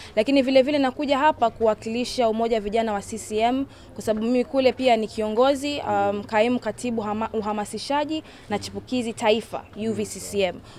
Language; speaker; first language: Swahili; native; Swahili